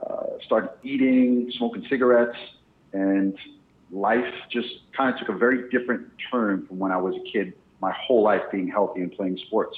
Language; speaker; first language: English; native; English